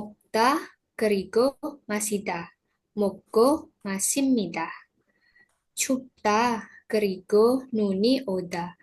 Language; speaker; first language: Korean; non-native, learner; Indonesian